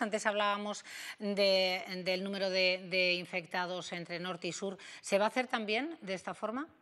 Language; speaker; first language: Spanish; native; Spanish